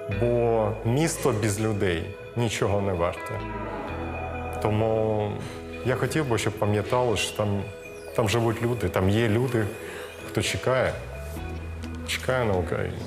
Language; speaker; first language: Ukrainian; non-native, local second language; Russian